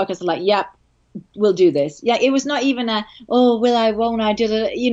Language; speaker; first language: English; non-native, fluent; Danish